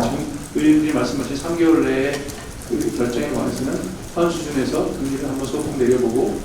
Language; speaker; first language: Korean; native; Korean